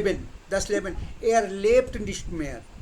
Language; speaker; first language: German; non-native, fluent; Hindi